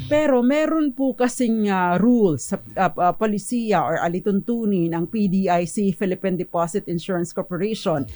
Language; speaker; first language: Filipino; native; Filipino